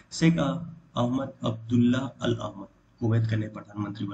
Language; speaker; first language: Hindi; native; Hindi